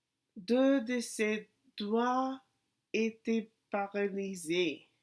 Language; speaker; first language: French; non-native, learner; English